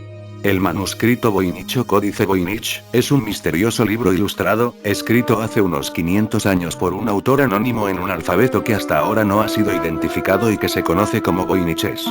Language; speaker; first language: Spanish; native; Spanish